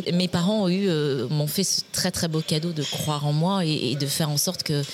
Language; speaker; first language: French; native; French